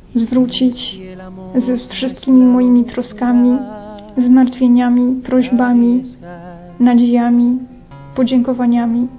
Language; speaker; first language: Polish; native; Polish